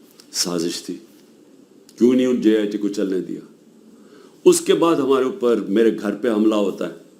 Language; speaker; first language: Urdu; native; Urdu